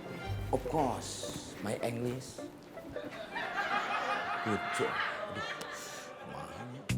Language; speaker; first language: English; non-native, learner; Indonesian